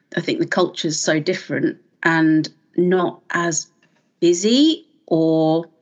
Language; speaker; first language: English; native; English